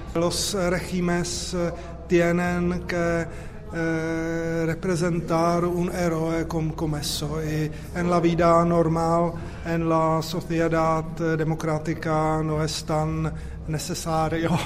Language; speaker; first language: Spanish; non-native, fluent; Czech